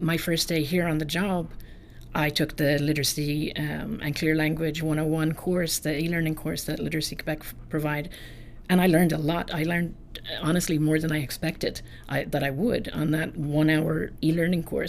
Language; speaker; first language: English; native; English